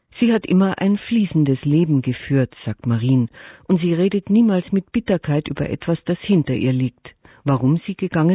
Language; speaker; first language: German; native; German